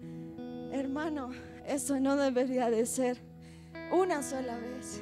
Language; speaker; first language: Spanish; native; Spanish